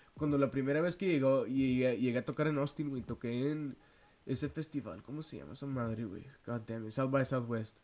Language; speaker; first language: Spanish; early bilingual, heritage; Spanish